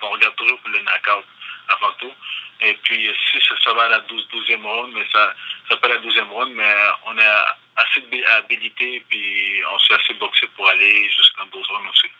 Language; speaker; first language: French; native; French